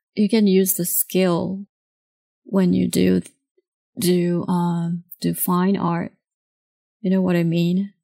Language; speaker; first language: English; non-native, fluent; Japanese